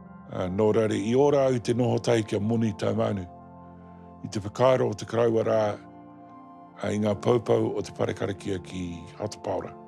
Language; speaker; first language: Māori; non-native, local second language; English